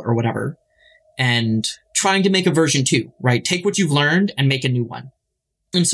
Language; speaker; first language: English; native; English